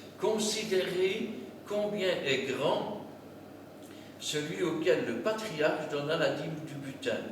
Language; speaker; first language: French; native; French